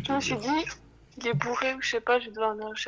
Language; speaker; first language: French; native; French